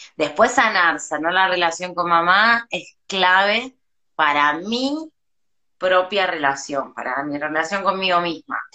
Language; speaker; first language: Spanish; native; Spanish